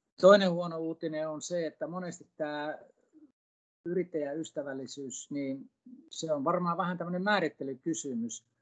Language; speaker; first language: Finnish; native; Finnish